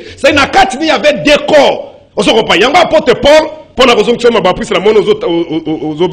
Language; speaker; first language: French; non-native, local second language; Lingala